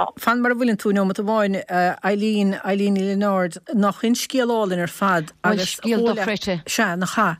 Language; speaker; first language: Irish; native; Irish